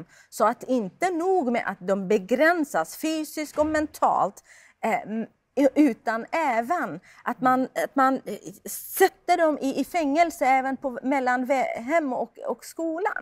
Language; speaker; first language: Swedish; non-native, fluent; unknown